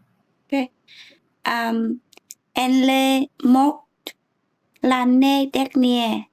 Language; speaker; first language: French; non-native, learner; English